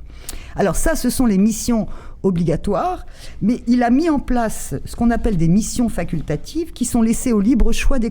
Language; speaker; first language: French; native; French